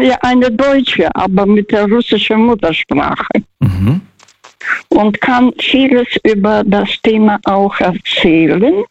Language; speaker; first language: German; non-native, fluent; Russian